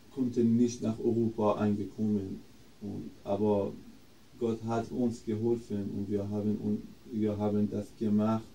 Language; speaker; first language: German; non-native, fluent; Persian